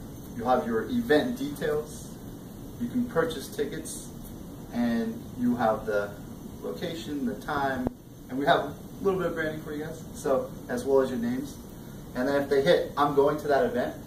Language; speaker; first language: English; native; English